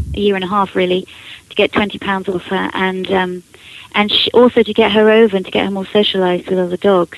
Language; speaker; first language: English; native; English